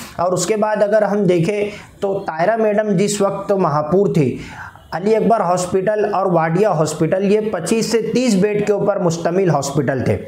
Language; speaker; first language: Hindi; non-native, local second language; Urdu